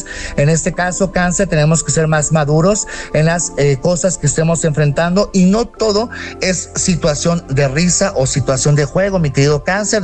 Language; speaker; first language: Spanish; native; Spanish